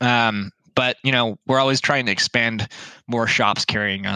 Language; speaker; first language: English; native; English